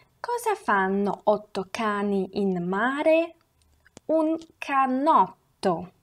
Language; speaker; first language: Italian; non-native, fluent; Russian